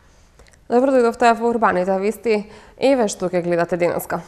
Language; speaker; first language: Macedonian; native; Macedonian